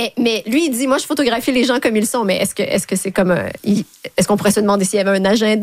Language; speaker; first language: French; native; French